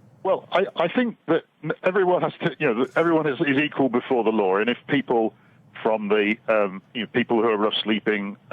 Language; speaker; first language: English; native; English